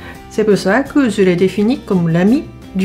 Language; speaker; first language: French; non-native, fluent; Japanese